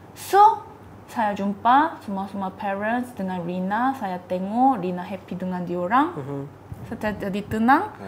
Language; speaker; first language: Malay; non-native, fluent; Korean